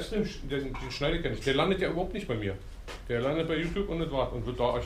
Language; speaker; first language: German; native; German